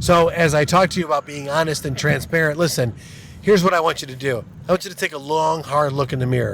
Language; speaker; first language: English; native; English